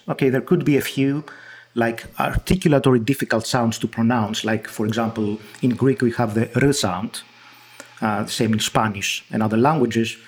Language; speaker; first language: English; non-native, fluent; Greek